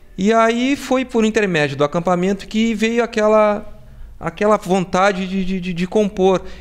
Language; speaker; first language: Portuguese; native; Portuguese